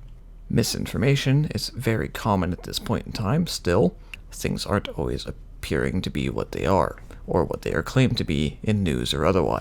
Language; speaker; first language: English; native; English